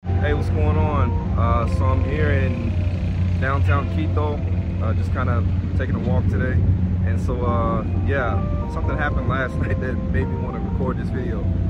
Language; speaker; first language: English; native; English